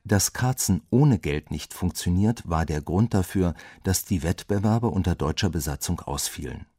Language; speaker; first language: German; native; German